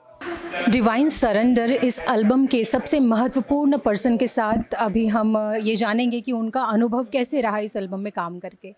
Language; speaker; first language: Hindi; native; Hindi